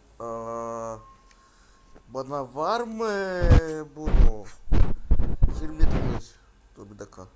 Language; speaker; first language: Turkish; non-native, learner; Russian